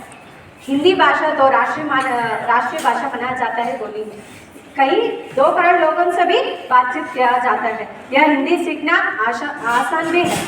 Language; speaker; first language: Hindi; non-native, local second language; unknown